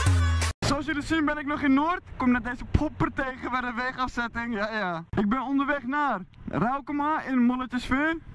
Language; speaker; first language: Dutch; native; Dutch